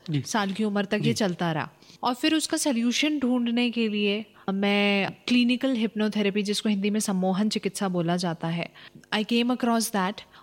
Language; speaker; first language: Hindi; native; Hindi